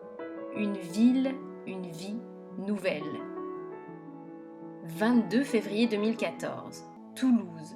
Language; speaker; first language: French; native; French